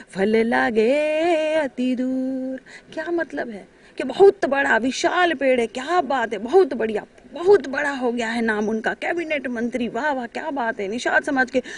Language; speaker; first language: Hindi; native; Hindi